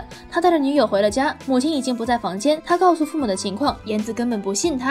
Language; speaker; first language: Chinese; native; Chinese